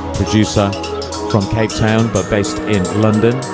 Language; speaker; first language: English; native; English